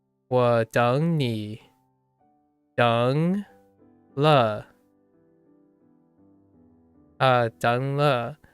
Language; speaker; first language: Chinese; non-native, learner; English